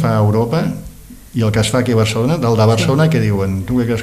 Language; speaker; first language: Catalan; native; Catalan